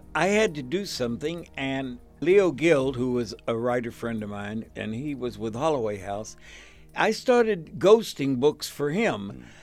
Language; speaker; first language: English; native; English